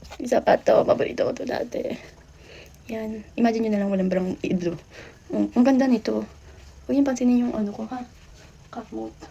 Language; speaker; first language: Filipino; native; Filipino